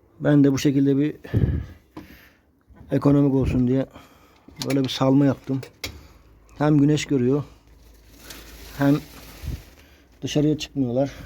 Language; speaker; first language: Turkish; native; Turkish